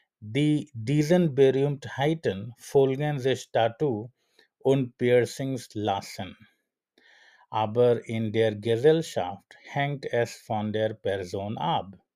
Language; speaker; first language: German; non-native, learner; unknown